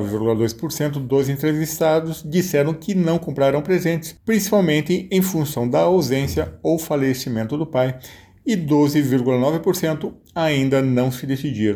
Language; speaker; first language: Portuguese; native; Portuguese